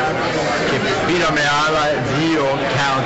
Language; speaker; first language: Greek; early bilingual, heritage; English